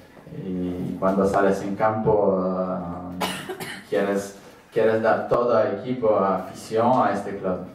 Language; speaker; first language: Spanish; non-native, learner; Polish